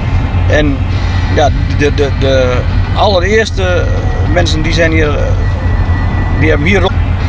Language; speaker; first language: Dutch; native; Dutch